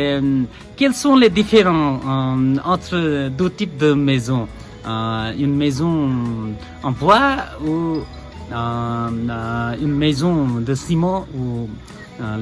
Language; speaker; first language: French; non-native, learner; Nepali